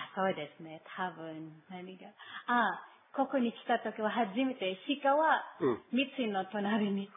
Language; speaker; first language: Japanese; non-native, learner; Filipino